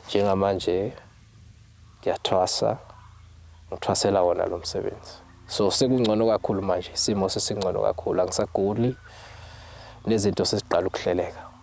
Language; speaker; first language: Zulu; native; Zulu